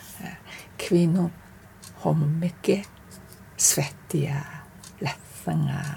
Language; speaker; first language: Swedish; non-native, learner; Chinese